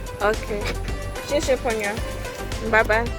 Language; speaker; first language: Chinese; non-native, learner; English